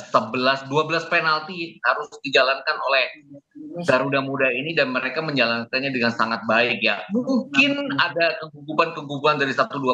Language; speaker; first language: Indonesian; native; Indonesian